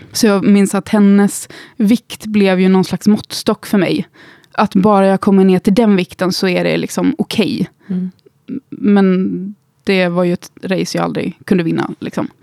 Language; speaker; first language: Swedish; native; Swedish